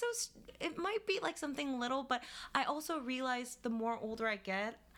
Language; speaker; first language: English; non-native, fluent; Korean